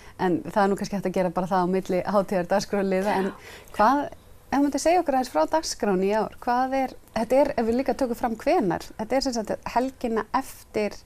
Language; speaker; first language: Icelandic; native; Icelandic